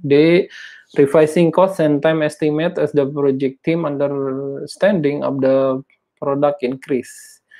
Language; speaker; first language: English; non-native, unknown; Indonesian